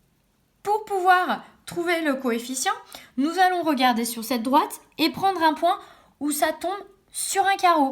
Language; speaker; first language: French; native; French